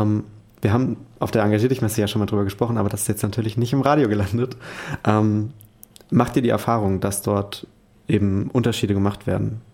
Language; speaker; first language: German; native; German